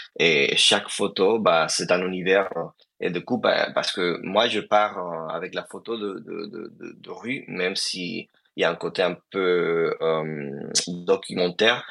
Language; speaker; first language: French; non-native, fluent; Spanish